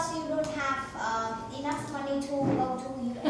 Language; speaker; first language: English; non-native, learner; Vietnamese